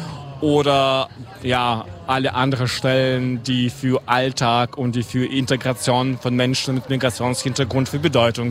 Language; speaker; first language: German; non-native, fluent; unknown